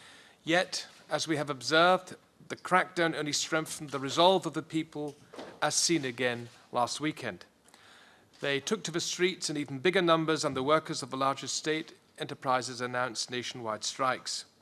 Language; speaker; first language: English; non-native, fluent; German